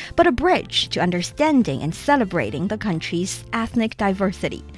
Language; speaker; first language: English; non-native, fluent; Chinese